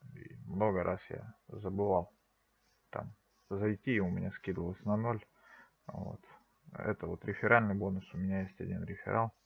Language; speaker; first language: Russian; native; Russian